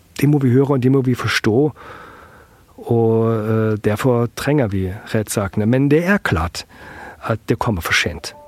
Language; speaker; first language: Norwegian; early bilingual, heritage; German